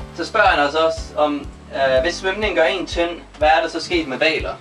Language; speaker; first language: Danish; native; Danish